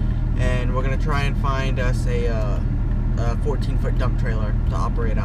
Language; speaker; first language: English; native; English